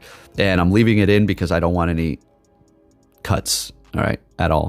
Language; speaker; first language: English; native; English